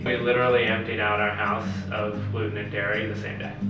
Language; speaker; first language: English; native; English